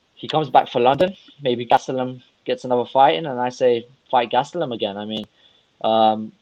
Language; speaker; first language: English; non-native, fluent; Russian